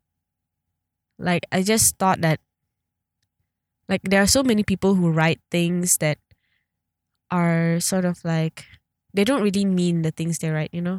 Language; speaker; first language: English; non-native, local second language; Malay